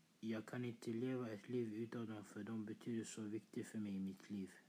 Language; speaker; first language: Swedish; early bilingual, other home language; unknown